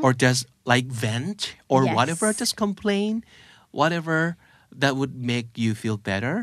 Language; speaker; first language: English; non-native, fluent; Thai